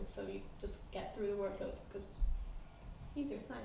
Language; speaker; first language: English; non-native, fluent; Polish